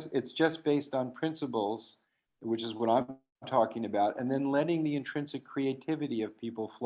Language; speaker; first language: English; native; English